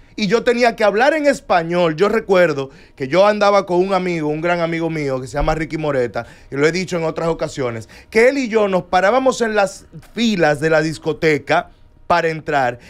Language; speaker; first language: Spanish; native; Spanish